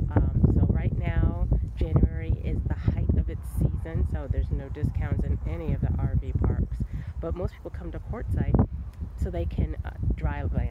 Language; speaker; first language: English; native; English